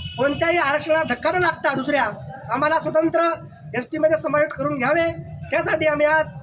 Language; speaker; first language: Marathi; non-native, local second language; Lambadi